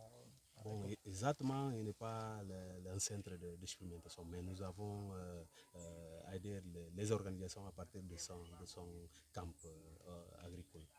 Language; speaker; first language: French; non-native, learner; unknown